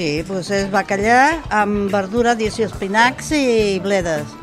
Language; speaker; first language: Catalan; non-native, local second language; Spanish